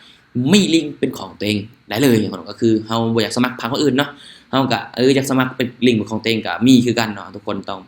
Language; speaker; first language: Thai; non-native, local second language; Lao